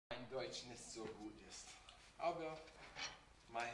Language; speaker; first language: German; non-native, learner; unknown